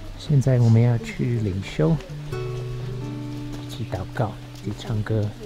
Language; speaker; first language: Chinese; non-native, fluent; English